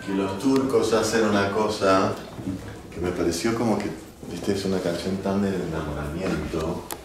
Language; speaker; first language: Spanish; early bilingual, heritage; Spanish